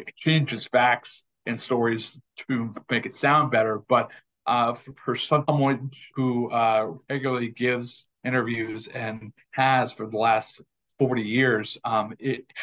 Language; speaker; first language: English; native; English